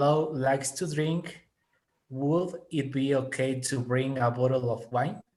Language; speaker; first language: English; non-native, learner; Spanish